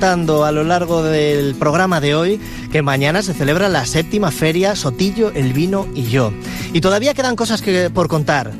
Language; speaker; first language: Spanish; native; Spanish